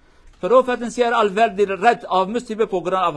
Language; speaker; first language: Norwegian; non-native, learner; Kurdish